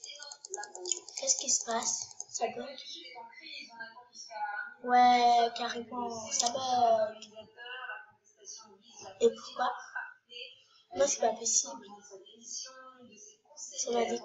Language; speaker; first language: French; native; French